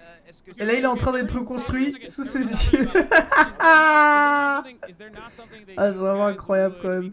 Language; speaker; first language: French; native; French